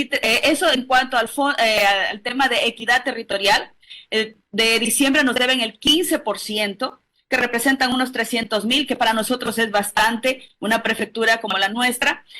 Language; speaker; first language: Spanish; native; Spanish